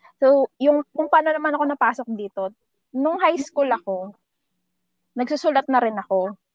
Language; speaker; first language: Filipino; native; Filipino